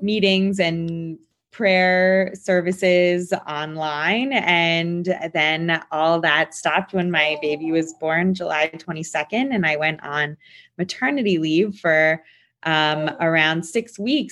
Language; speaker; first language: English; native; English